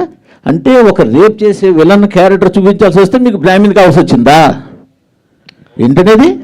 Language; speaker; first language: Telugu; native; Telugu